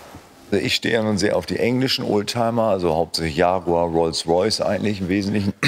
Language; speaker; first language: German; native; German